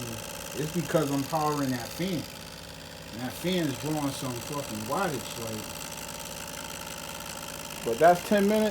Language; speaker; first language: English; native; English